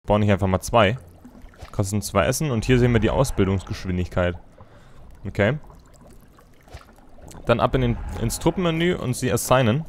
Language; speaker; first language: German; native; German